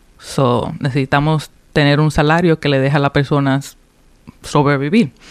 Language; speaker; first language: Spanish; early bilingual, heritage; Spanish